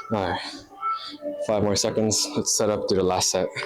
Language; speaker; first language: English; native; English